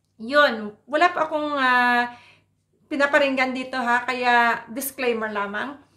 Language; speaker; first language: Filipino; non-native, local second language; Cebuano